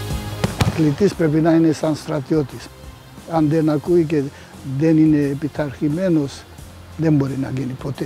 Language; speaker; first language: Greek; non-native, fluent; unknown